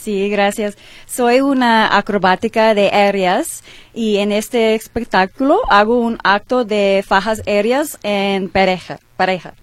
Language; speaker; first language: Spanish; non-native, learner; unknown